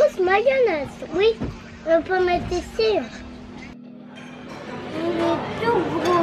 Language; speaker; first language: French; early bilingual, other home language; Filipino